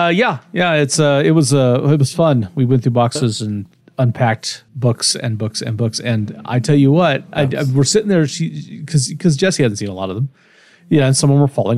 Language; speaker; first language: English; native; English